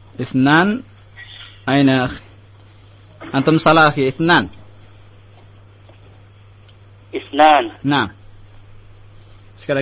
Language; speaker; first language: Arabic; non-native, fluent; Indonesian